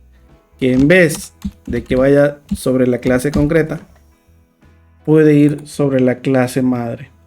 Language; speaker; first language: Spanish; native; Spanish